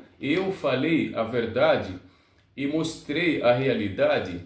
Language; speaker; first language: Portuguese; non-native, learner; Arabic